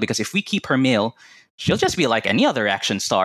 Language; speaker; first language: English; non-native, local second language; Cebuano